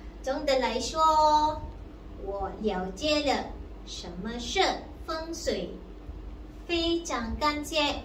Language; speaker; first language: Chinese; non-native, learner; Malay